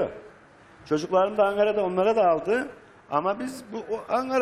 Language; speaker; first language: Turkish; native; Turkish